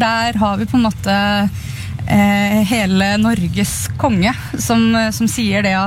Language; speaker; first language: Norwegian; non-native, local second language; Kurdish